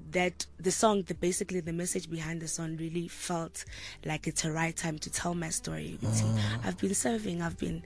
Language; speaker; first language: English; non-native, local second language; Zulu